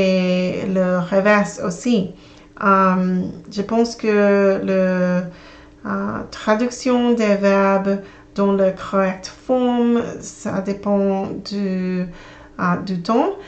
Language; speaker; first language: French; non-native, learner; English